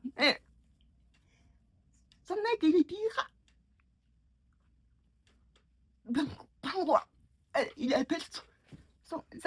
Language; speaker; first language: French; non-native, learner; Mongolian